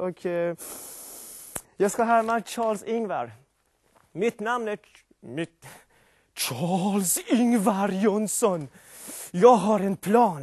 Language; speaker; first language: Swedish; non-native, fluent; Persian